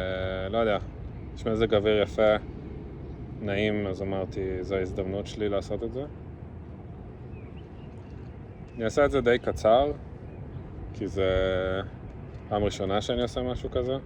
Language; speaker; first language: Hebrew; early bilingual, other home language; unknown